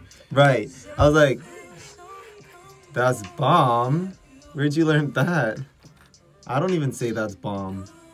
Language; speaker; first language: English; early bilingual, other home language; Korean